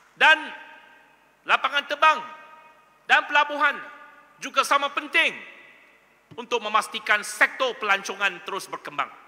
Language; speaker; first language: Malay; non-native, local second language; Chinese